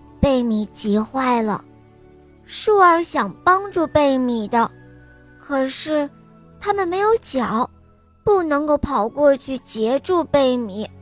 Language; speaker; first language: Chinese; native; Chinese